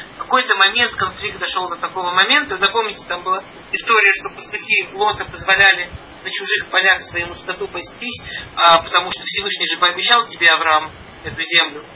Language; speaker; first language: Russian; early bilingual, heritage; Russian